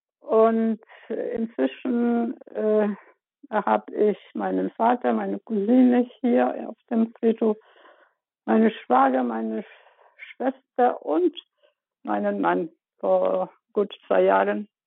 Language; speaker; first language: German; early bilingual, other home language; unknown